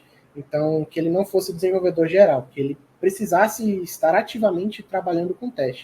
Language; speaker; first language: Portuguese; native; Portuguese